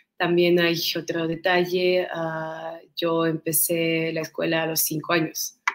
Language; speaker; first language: Spanish; non-native, fluent; Russian